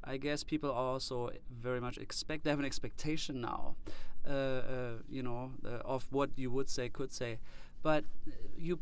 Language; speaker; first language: English; non-native, fluent; German